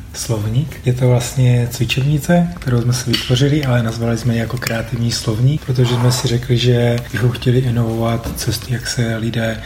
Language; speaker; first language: Czech; native; Czech